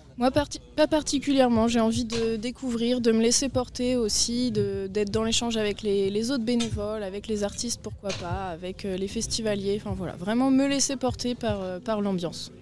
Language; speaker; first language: French; native; French